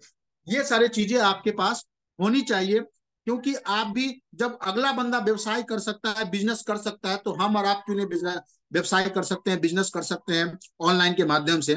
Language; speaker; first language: Hindi; native; Hindi